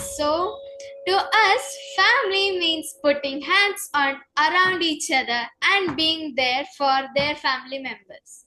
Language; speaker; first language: English; non-native, local second language; Kannada